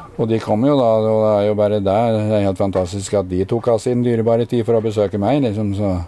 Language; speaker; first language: Norwegian; native; Norwegian